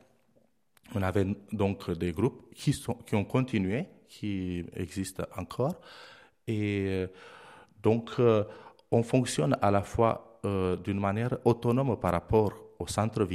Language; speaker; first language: French; non-native, fluent; Romanian